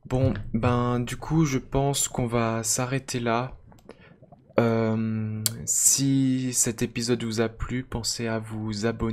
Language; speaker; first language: French; native; French